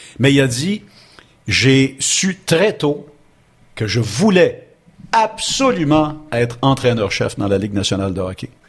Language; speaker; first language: French; native; French